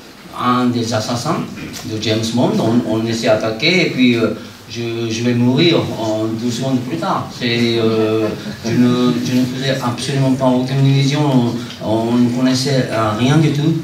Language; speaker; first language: French; non-native, fluent; Japanese